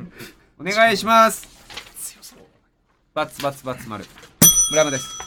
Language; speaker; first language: Japanese; native; Japanese